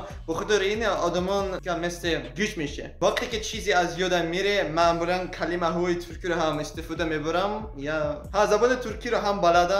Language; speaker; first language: Persian; non-native, learner; Russian